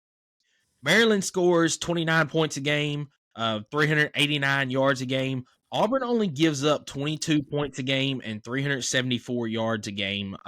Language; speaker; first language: English; native; English